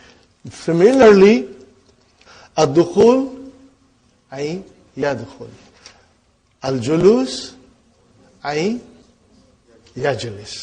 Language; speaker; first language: Arabic; non-native, fluent; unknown